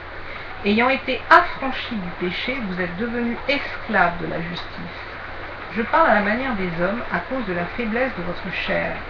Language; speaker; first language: French; native; French